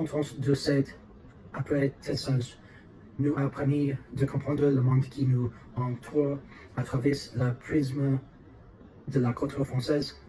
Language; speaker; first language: French; non-native, learner; English